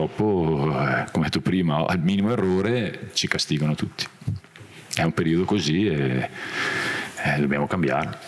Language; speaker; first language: Italian; native; Italian